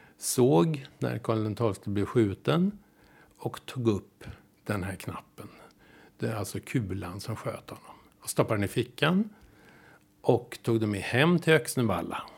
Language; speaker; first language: Swedish; native; Swedish